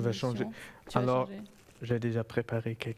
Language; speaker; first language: French; non-native, fluent; German